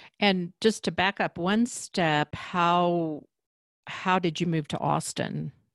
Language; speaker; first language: English; native; English